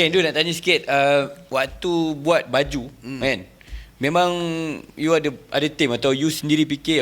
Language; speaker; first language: Malay; native; Malay